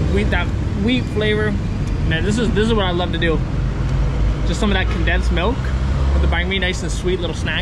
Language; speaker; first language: English; native; English